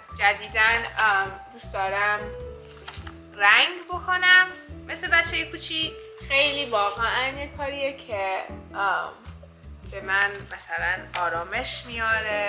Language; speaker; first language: Persian; early bilingual, heritage; Persian